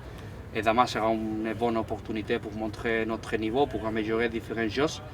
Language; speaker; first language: French; non-native, fluent; Spanish